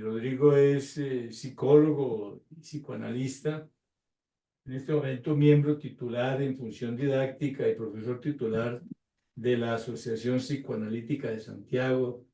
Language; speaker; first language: Spanish; native; Spanish